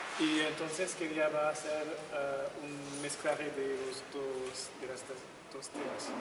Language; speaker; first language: Spanish; non-native, learner; French